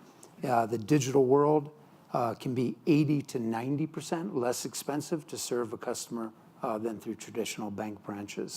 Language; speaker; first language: English; native; English